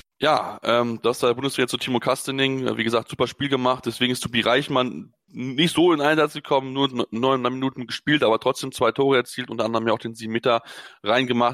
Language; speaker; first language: German; native; German